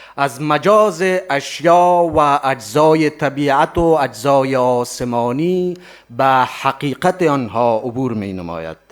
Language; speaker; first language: Persian; native; Persian